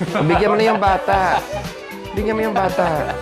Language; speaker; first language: Filipino; native; Filipino